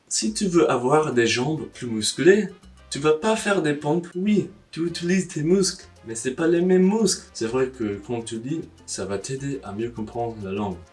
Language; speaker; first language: French; non-native, learner; English